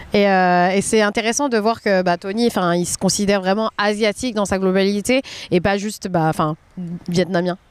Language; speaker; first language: French; native; French